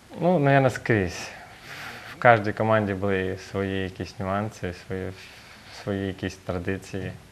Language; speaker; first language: Ukrainian; native; Ukrainian